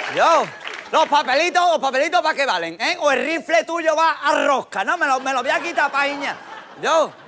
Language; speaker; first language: Spanish; native; Spanish